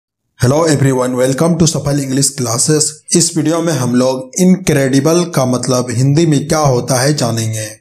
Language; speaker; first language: Hindi; native; Hindi